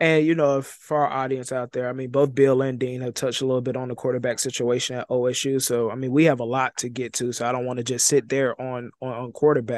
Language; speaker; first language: English; native; English